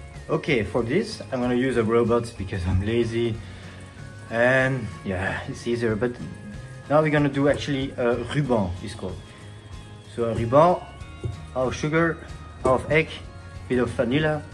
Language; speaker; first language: English; non-native, fluent; French